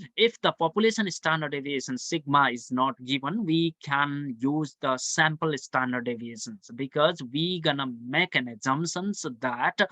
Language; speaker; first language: English; non-native, local second language; Nepali